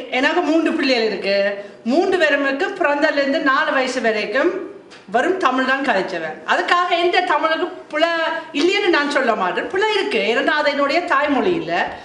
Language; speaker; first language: Tamil; non-native, fluent; German